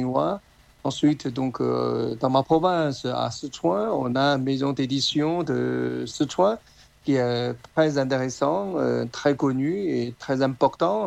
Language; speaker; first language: French; non-native, learner; Chinese